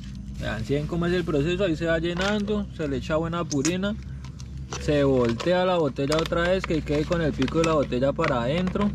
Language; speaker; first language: Spanish; native; Spanish